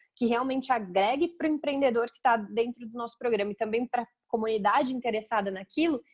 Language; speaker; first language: Portuguese; native; Portuguese